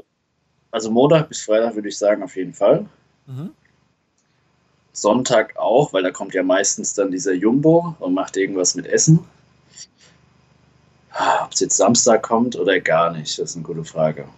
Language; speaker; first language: German; native; German